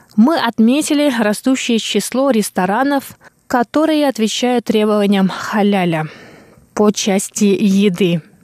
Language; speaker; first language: Russian; non-native, local second language; Tuvinian